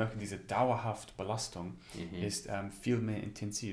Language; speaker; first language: German; non-native, learner; English